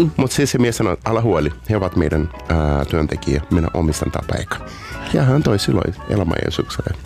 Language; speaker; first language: Finnish; non-native, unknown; Portuguese